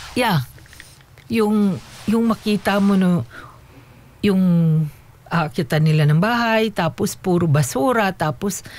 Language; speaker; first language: Filipino; non-native, local second language; Waray